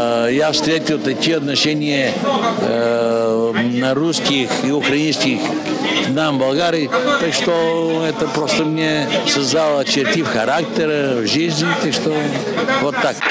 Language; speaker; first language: Russian; non-native, learner; Bulgarian